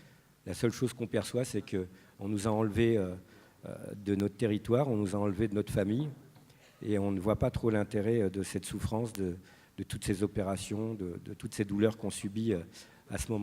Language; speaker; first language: French; native; French